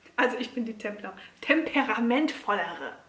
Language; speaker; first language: German; native; German